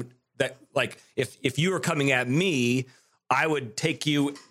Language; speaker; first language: English; native; English